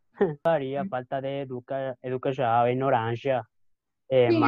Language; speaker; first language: Portuguese; non-native, learner; Spanish